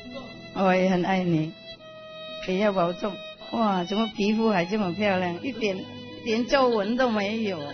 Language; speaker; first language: Chinese; non-native, fluent; Vietnamese